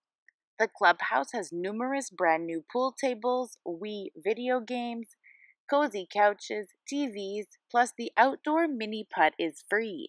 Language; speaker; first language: English; native; English